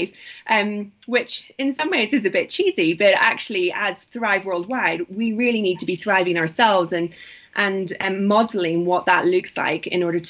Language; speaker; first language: English; native; English